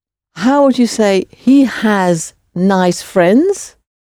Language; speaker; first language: English; native; English